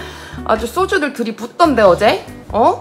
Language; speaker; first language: Korean; native; Korean